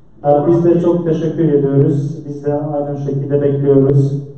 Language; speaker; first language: Turkish; non-native, fluent; Central Kurdish